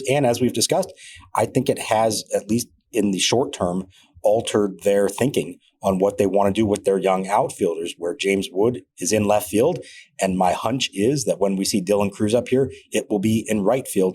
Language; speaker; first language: English; native; English